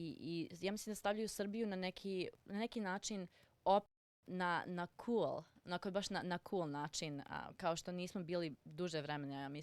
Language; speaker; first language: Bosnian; early bilingual, heritage; Serbian